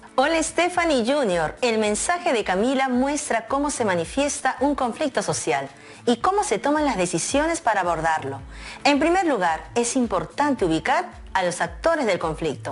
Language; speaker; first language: Spanish; native; Spanish